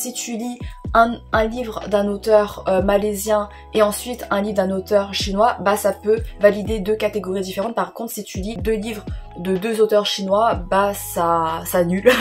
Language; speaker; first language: French; early bilingual, other home language; Vietnamese